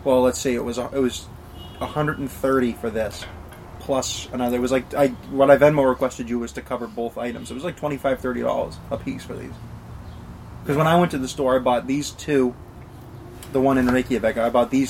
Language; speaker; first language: English; native; English